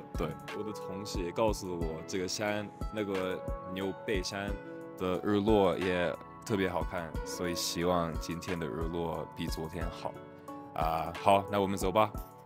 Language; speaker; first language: Chinese; non-native, fluent; English